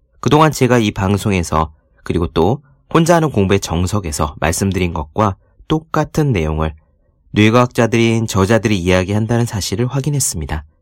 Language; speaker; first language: Korean; native; Korean